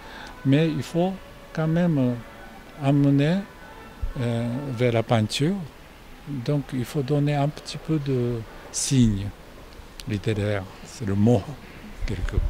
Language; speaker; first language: French; non-native, fluent; Japanese